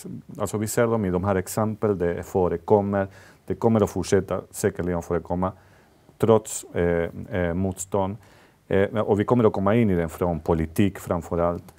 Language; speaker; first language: Swedish; non-native, fluent; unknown